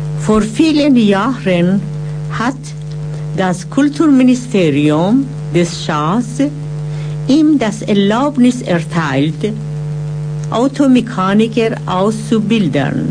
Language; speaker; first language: German; non-native, fluent; Persian